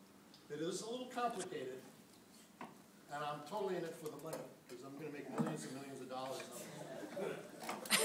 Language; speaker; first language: English; native; English